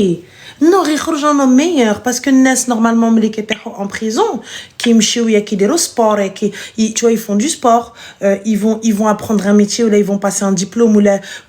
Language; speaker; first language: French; early bilingual, other home language; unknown